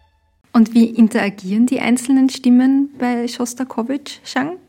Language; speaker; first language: German; native; German